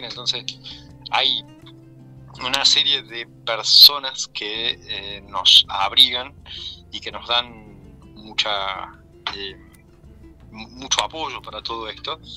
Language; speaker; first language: Spanish; native; Spanish